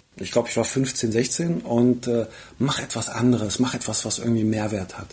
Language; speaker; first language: German; early bilingual, other home language; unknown